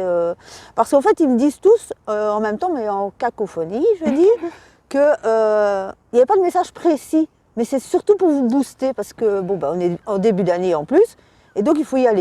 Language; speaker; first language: French; native; French